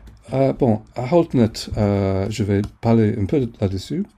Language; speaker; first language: French; non-native, fluent; English